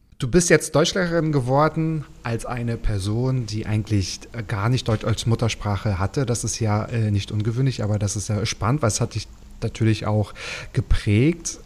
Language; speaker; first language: German; native; German